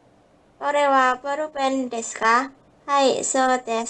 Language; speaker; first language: Japanese; non-native, learner; Indonesian